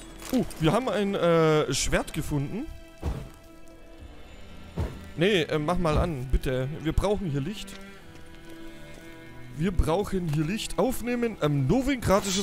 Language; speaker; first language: German; native; German